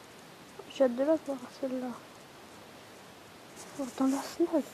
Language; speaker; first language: French; native; French